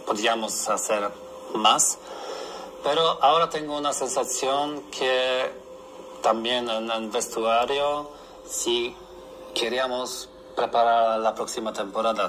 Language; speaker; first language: Spanish; non-native, learner; Polish